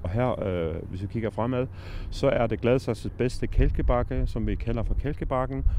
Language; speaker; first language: Danish; native; Danish